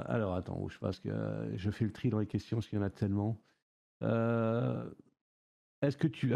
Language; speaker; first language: French; native; French